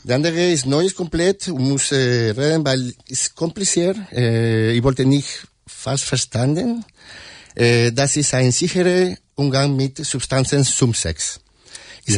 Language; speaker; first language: German; non-native, learner; Spanish